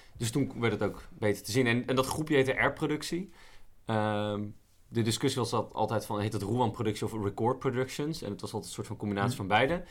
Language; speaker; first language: Dutch; native; Dutch